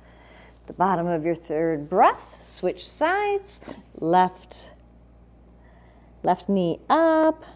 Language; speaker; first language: English; native; English